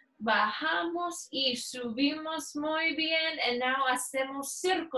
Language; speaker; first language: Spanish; non-native, learner; English